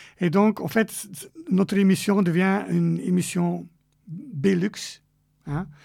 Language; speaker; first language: French; native; French